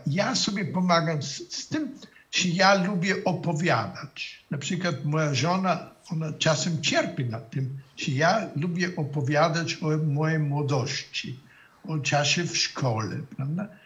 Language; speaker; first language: Polish; non-native, fluent; German